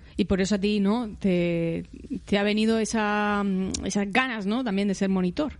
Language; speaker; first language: Spanish; native; Spanish